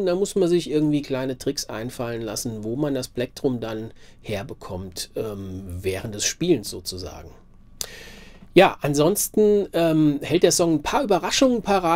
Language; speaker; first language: German; native; German